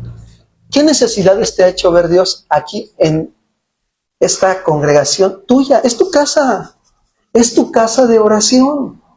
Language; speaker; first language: Spanish; native; Spanish